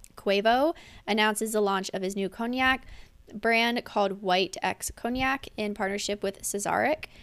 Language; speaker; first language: English; native; English